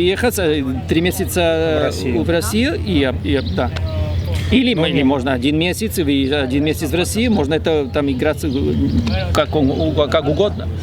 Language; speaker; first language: Russian; non-native, fluent; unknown